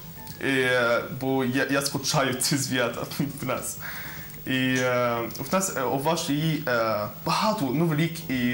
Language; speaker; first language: Ukrainian; non-native, learner; Arabic